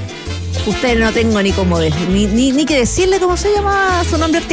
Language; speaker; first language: Spanish; native; Spanish